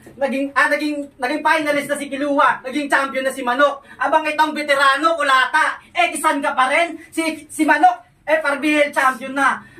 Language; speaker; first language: Filipino; non-native, local second language; Hiligaynon